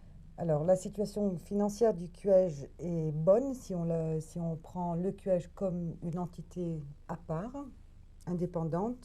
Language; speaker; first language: French; native; French